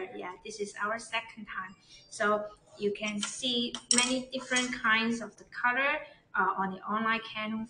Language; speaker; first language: English; non-native, learner; Chinese